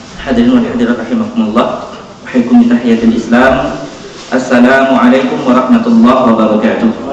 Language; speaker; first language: Malay; non-native, local second language; Minangkabau